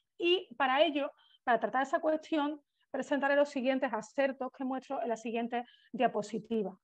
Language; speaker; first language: Spanish; native; Spanish